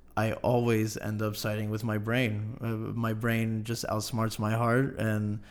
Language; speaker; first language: English; native; English